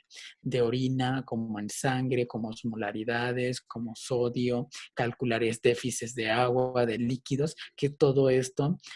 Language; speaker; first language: Spanish; native; Spanish